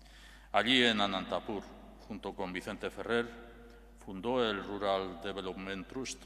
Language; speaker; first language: Spanish; native; Spanish